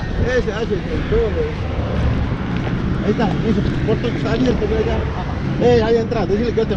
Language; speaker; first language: Spanish; native; Spanish